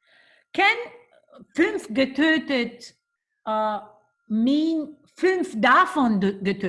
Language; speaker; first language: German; non-native, learner; Italian